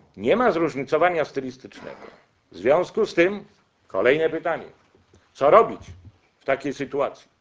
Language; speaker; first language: Polish; native; Polish